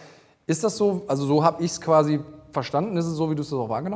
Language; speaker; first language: German; native; German